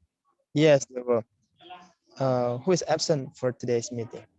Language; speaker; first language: English; non-native, learner; Indonesian